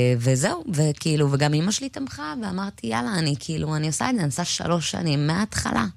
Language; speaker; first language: Hebrew; native; Hebrew